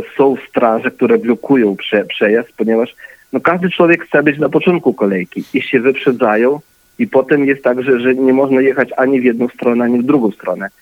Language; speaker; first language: Polish; early bilingual, heritage; Polish